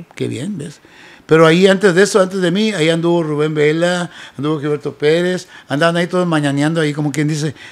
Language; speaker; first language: Spanish; native; Spanish